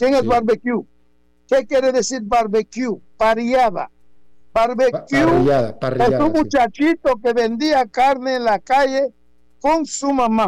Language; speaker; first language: Spanish; non-native, fluent; Haitian Creole